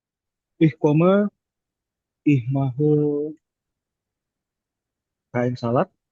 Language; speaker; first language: German; non-native, learner; Indonesian